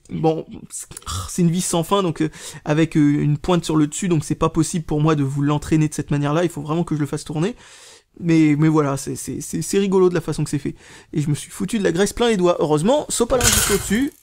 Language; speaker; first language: French; native; French